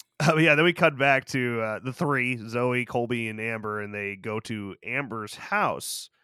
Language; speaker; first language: English; native; English